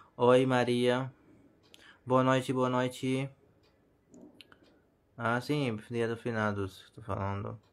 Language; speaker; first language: Portuguese; non-native, learner; Hindi